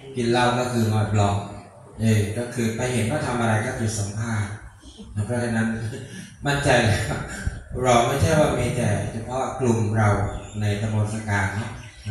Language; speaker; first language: Thai; non-native, local second language; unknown